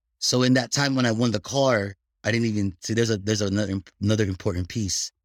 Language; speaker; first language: English; early bilingual, other home language; Filipino